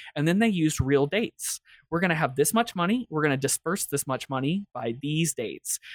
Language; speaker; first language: English; native; English